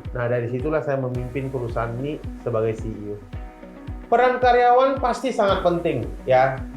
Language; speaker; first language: Indonesian; non-native, fluent; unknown